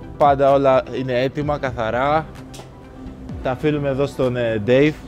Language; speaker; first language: Greek; early bilingual, other home language; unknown